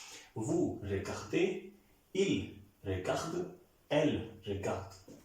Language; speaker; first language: French; non-native, fluent; Hindi